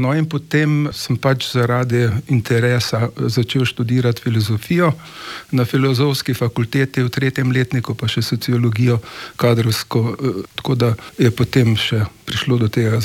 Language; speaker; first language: Slovenian; native; Slovenian